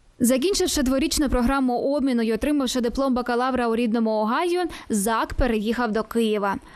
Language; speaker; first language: Ukrainian; native; Ukrainian